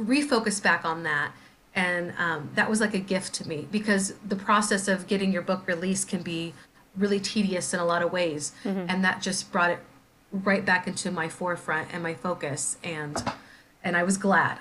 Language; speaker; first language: English; native; English